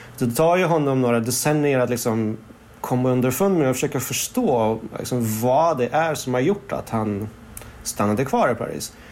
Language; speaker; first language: Swedish; early bilingual, other home language; Russian